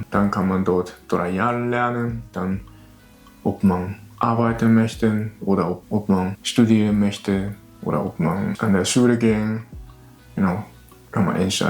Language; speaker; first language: German; non-native, learner; Japanese